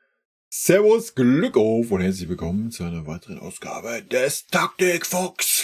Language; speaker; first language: German; native; German